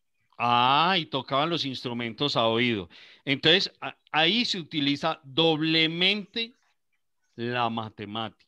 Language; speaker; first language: Spanish; native; Spanish